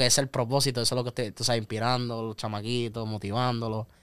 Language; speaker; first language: Spanish; early bilingual, heritage; Spanish